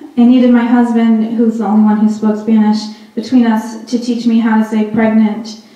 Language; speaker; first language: English; early bilingual, other home language; Hindi